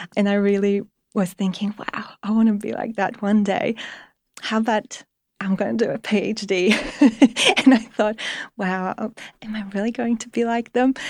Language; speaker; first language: English; non-native, fluent; Polish